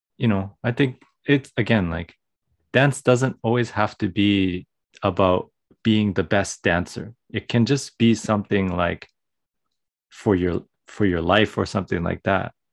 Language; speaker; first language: English; native; English